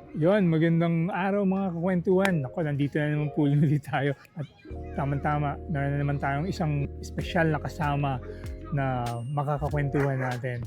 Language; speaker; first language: Filipino; native; Filipino